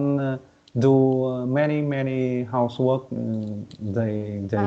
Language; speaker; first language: English; non-native, learner; Vietnamese